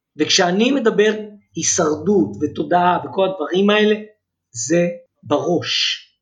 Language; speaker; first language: Hebrew; native; Hebrew